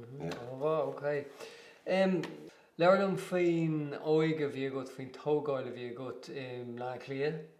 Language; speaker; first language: Irish; native; Irish